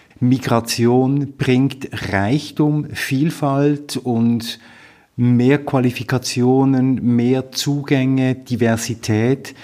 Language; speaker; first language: German; native; German